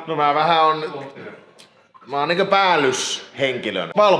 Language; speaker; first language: Finnish; native; Finnish